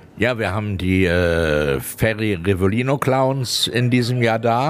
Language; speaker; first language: German; native; German